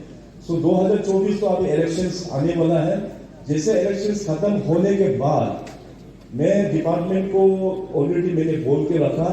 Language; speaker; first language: Hindi; non-native, local second language; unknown